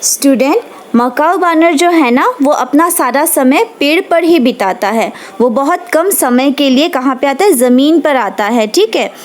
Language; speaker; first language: Hindi; non-native, local second language; Bangla